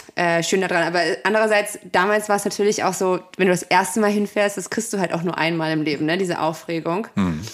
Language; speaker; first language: German; native; German